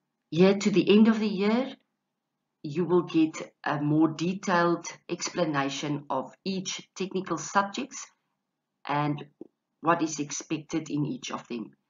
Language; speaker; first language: English; non-native, local second language; Afrikaans